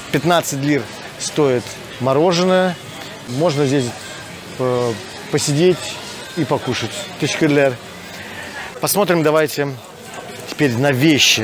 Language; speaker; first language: Russian; native; Russian